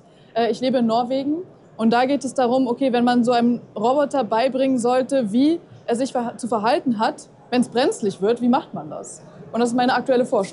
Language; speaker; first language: German; native; German